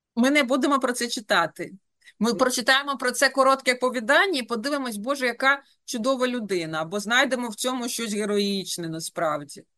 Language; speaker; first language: Ukrainian; native; Ukrainian